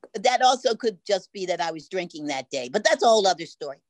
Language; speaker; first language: English; native; English